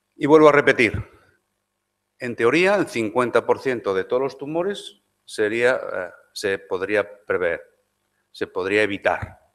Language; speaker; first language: Spanish; non-native, local second language; Galician